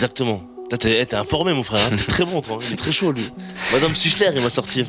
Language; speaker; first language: French; native; French